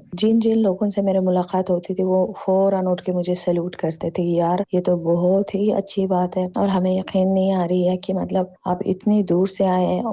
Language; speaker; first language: Urdu; non-native, fluent; Tajik